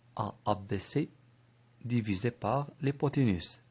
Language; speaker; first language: French; non-native, local second language; Arabic